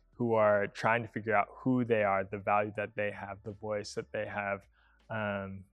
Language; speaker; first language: English; native; English